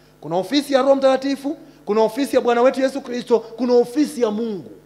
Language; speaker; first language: Swahili; non-native, fluent; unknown